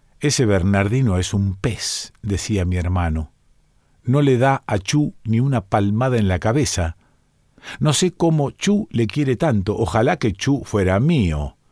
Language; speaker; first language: Spanish; native; Spanish